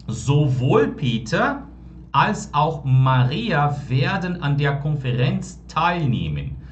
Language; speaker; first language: German; non-native, fluent; Portuguese